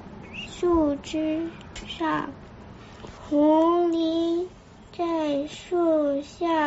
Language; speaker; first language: Chinese; early bilingual, other home language; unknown